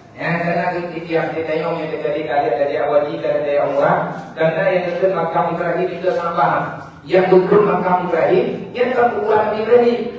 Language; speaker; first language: Malay; non-native, local second language; Achinese